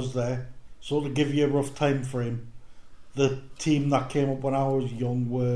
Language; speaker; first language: English; native; English